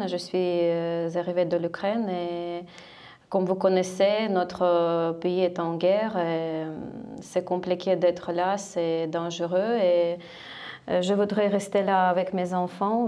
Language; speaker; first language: French; non-native, fluent; Ukrainian